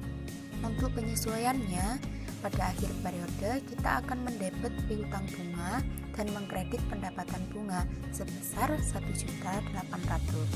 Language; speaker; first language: Indonesian; native; Indonesian